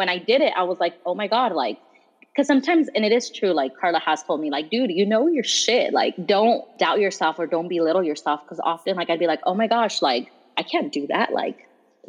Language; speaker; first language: English; early bilingual, other home language; Spanish